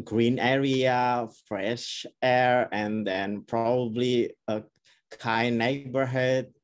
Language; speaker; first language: English; non-native, fluent; Indonesian